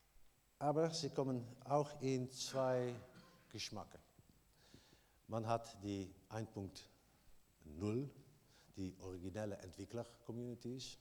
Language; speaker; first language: German; non-native, learner; Dutch